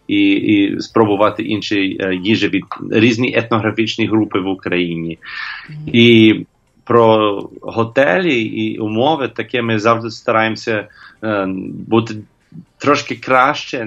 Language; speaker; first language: Ukrainian; non-native, learner; English